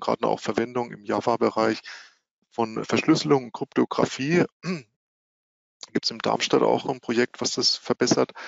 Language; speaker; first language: German; native; German